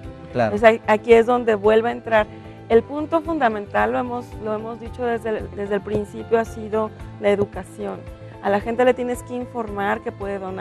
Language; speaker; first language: Spanish; native; Spanish